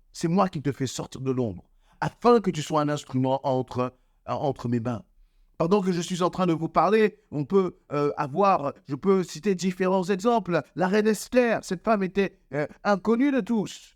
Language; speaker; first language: French; native; French